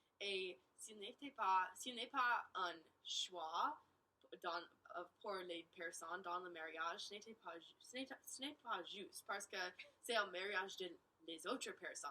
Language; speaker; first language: French; non-native, learner; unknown